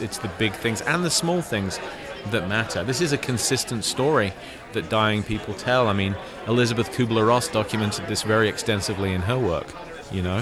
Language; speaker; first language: English; native; English